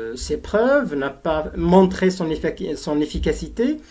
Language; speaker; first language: French; non-native, local second language; Arabic